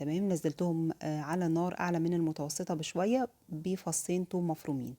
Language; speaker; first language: Arabic; native; Arabic